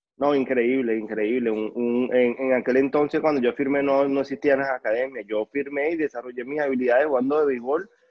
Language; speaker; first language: Spanish; native; Spanish